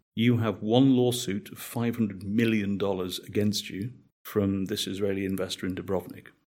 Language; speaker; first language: English; native; English